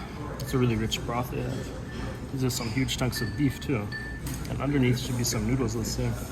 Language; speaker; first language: English; native; English